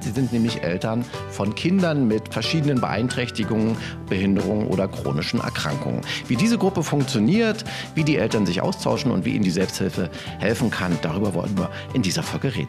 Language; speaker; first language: German; native; German